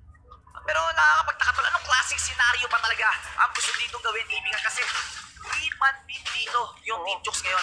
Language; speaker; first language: Filipino; native; Filipino